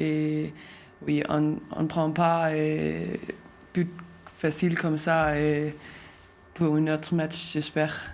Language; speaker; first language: French; non-native, learner; Danish